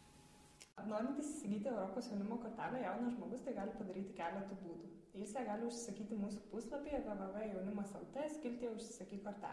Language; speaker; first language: Lithuanian; native; Lithuanian